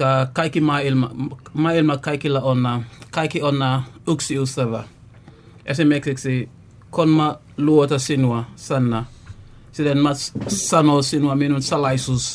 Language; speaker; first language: Finnish; non-native, learner; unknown